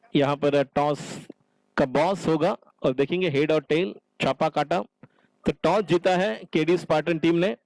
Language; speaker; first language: Hindi; non-native, local second language; Marathi